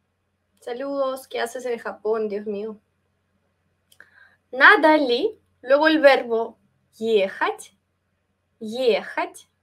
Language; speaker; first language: Spanish; non-native, fluent; Russian